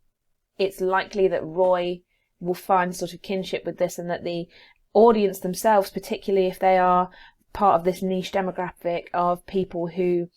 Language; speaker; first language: English; native; English